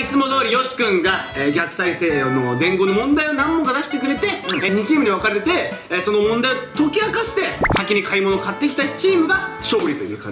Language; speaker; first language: Japanese; native; Japanese